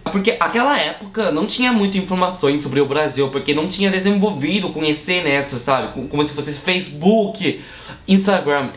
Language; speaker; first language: Portuguese; non-native, fluent; Korean